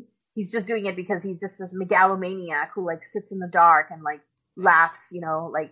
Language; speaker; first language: English; non-native, local second language; Urdu